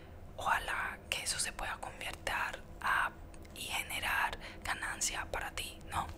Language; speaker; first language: Spanish; early bilingual, heritage; Spanish